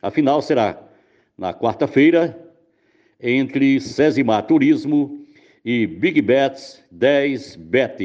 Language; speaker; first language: Portuguese; native; Portuguese